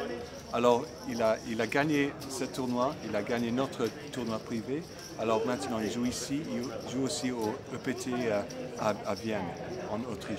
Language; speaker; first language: French; non-native, learner; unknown